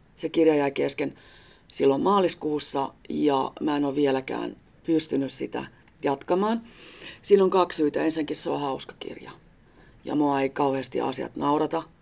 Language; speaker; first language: Finnish; native; Finnish